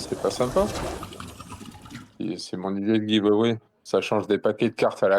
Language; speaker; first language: French; native; French